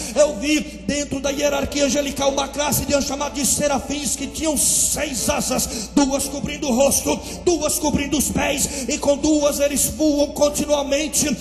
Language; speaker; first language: Portuguese; native; Portuguese